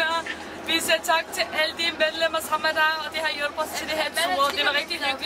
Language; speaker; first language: Danish; early bilingual, other home language; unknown